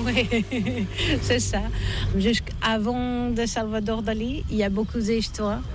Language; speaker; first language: French; non-native, learner; Catalan